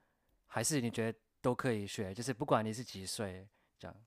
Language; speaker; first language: Chinese; non-native, fluent; English